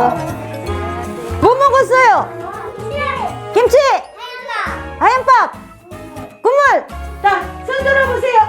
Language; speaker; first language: Korean; non-native, learner; Filipino